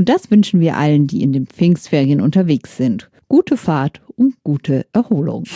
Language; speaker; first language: German; native; German